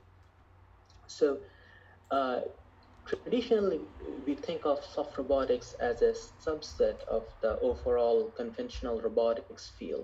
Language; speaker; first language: English; non-native, local second language; Bangla